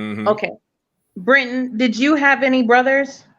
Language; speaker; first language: English; native; English